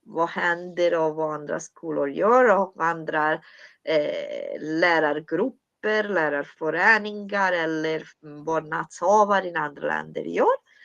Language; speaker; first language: Swedish; non-native, fluent; Italian